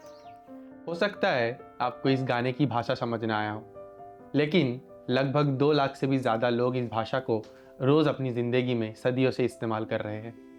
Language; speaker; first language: Hindi; native; Hindi